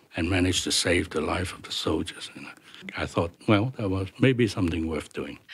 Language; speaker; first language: English; non-native, local second language; Cantonese